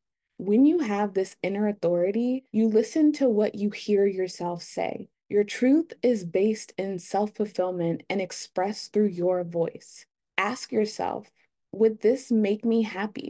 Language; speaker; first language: English; native; English